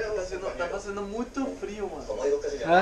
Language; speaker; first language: Portuguese; non-native, learner; Nepali